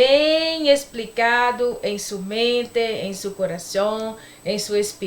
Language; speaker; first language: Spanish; non-native, learner; Portuguese